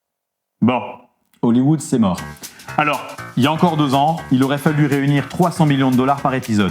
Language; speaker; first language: French; native; French